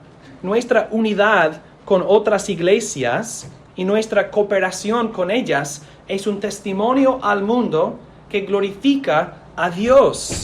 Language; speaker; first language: Spanish; non-native, fluent; English